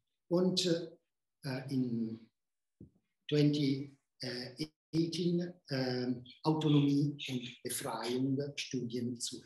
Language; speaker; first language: German; non-native, fluent; Italian